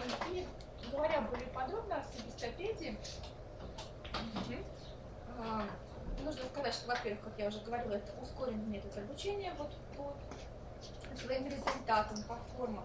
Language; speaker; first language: Russian; native; Russian